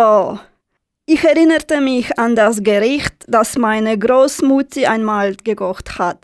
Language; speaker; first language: German; non-native, fluent; Russian